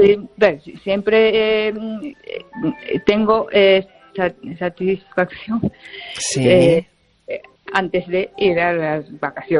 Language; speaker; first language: Spanish; non-native, fluent; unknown